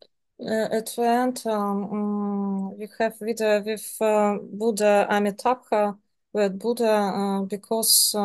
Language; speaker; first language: English; non-native, learner; Serbian